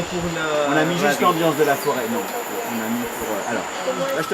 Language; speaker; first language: French; native; French